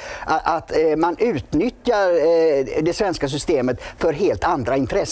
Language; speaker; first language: Swedish; native; Swedish